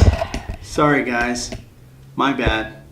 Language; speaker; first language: English; native; English